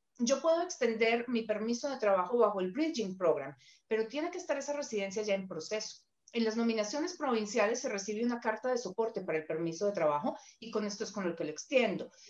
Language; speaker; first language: Spanish; native; Spanish